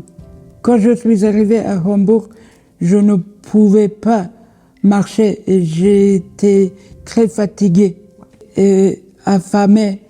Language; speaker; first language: French; non-native, learner; Persian